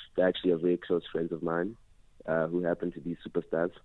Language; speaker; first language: English; non-native, local second language; Xhosa